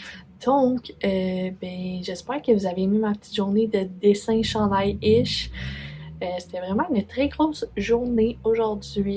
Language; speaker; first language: French; native; French